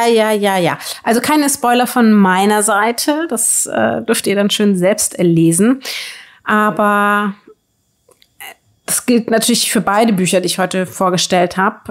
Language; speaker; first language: German; native; German